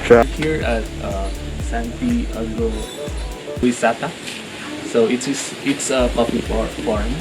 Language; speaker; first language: English; non-native, local second language; Filipino